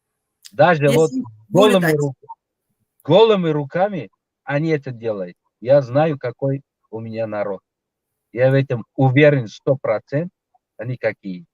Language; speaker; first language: Russian; non-native, local second language; Tajik